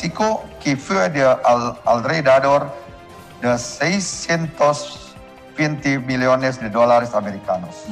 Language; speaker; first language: Spanish; non-native, learner; Indonesian